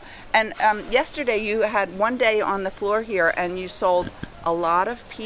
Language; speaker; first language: English; native; English